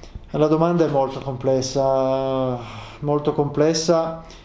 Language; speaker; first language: Italian; native; Italian